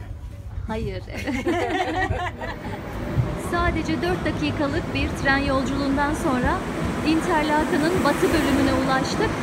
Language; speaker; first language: Turkish; native; Turkish